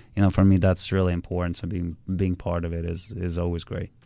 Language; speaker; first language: English; early bilingual, other home language; Russian